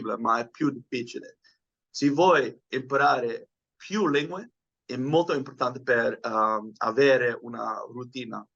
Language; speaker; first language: Italian; non-native, learner; Dutch